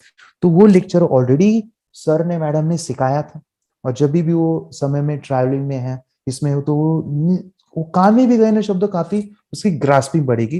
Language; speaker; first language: Hindi; native; Hindi